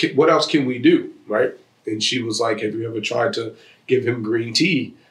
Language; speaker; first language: English; native; English